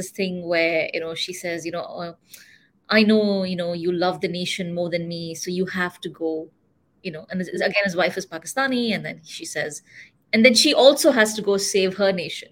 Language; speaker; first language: English; non-native, local second language; Tamil